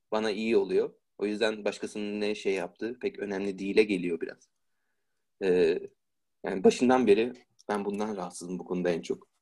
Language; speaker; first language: Turkish; native; Turkish